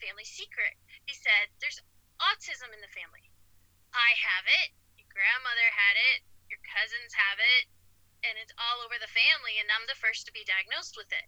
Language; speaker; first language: English; native; English